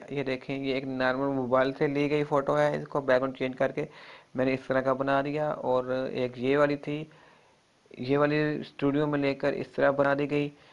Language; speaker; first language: Urdu; non-native, local second language; Punjabi